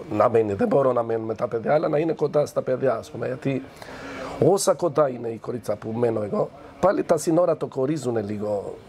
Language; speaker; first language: Greek; non-native, fluent; Albanian